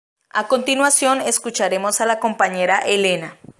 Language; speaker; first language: Spanish; native; Spanish